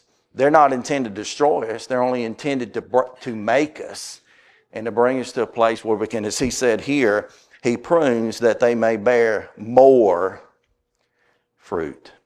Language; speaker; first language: English; native; English